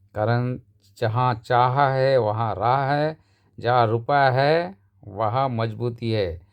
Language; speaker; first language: Hindi; non-native, local second language; Marathi